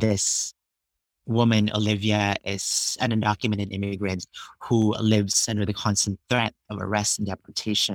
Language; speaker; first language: English; non-native, local second language; Cebuano